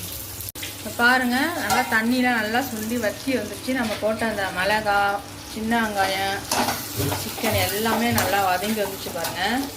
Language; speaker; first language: Tamil; native; Tamil